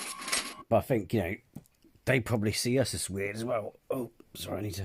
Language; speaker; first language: English; native; English